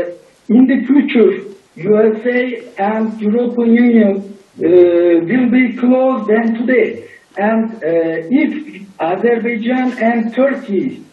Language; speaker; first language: English; non-native, learner; Turkish